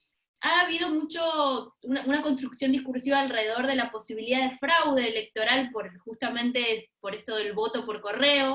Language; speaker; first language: Spanish; native; Spanish